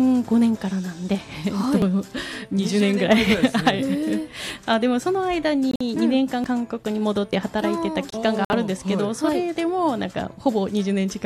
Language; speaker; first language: Japanese; non-native, fluent; Korean